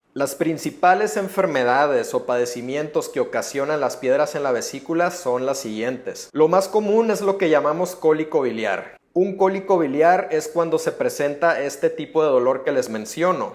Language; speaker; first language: Spanish; native; Spanish